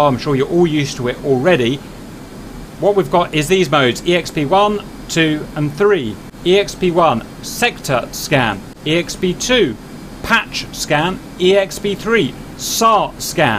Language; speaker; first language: English; native; English